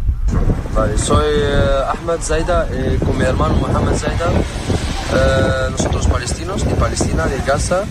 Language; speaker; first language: Spanish; non-native, learner; Arabic